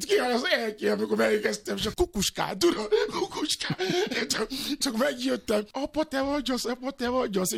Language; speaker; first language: Hungarian; non-native, learner; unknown